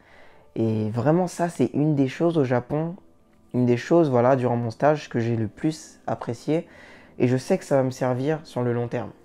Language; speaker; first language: French; native; French